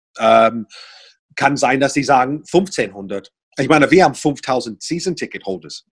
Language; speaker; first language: German; non-native, fluent; English